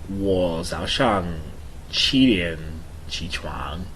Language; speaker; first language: Chinese; non-native, learner; English